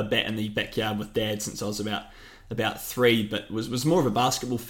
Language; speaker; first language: English; native; English